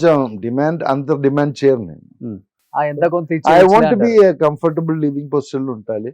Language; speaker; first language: Telugu; non-native, local second language; Malayalam